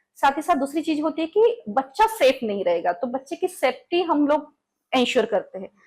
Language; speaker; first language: Hindi; non-native, local second language; Marathi